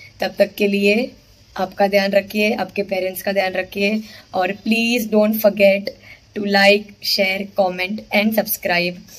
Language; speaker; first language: Hindi; non-native, local second language; Gujarati